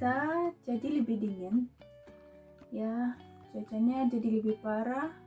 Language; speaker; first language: Indonesian; non-native, fluent; Russian